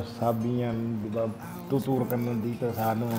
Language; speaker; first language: Filipino; non-native, fluent; Punjabi